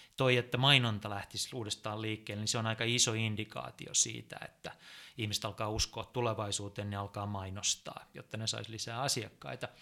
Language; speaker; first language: Finnish; native; Finnish